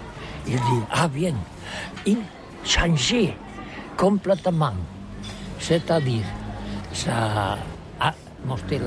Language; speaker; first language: French; non-native, learner; Catalan